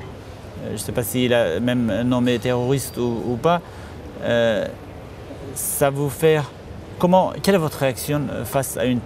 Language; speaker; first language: French; non-native, fluent; Kurdish